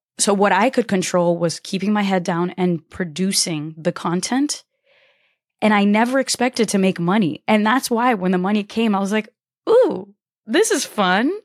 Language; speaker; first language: English; early bilingual, other home language; Portuguese